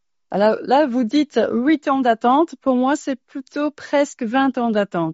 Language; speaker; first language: French; non-native, fluent; English